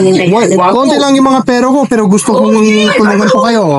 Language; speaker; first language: Filipino; non-native, learner; English